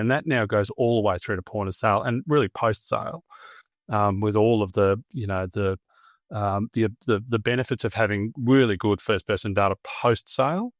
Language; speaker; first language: English; native; English